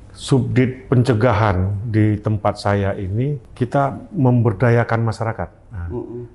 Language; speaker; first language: Indonesian; native; Indonesian